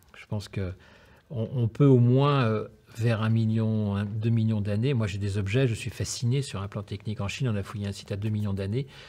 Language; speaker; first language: French; native; French